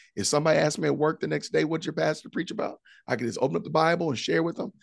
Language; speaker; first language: English; native; English